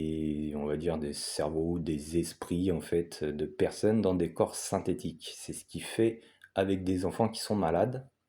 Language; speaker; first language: French; native; French